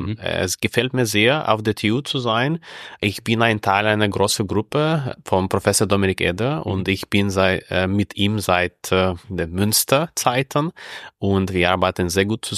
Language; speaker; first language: German; non-native, fluent; Russian